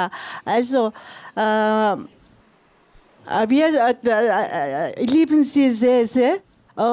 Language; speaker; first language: German; non-native, fluent; Mongolian